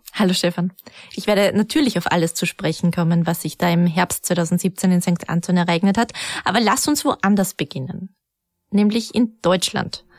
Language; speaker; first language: German; native; German